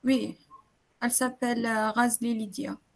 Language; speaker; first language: French; non-native, local second language; Arabic